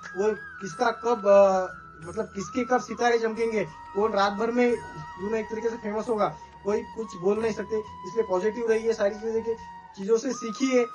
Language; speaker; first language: Hindi; non-native, local second language; Marathi